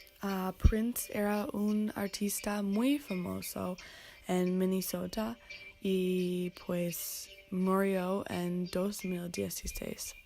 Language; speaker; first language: Spanish; non-native, learner; English